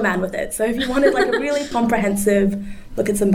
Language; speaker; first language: English; native; English